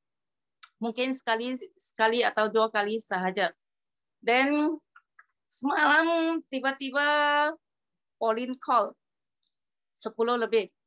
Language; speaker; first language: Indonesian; non-native, local second language; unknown